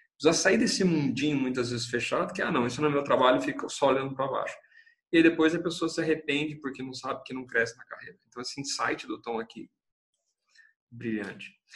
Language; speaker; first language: Portuguese; native; Portuguese